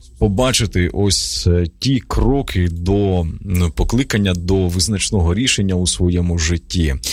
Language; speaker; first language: Ukrainian; native; Ukrainian